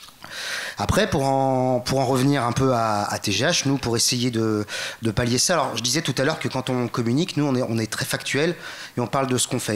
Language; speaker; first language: French; native; French